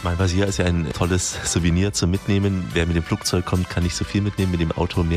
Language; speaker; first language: German; native; German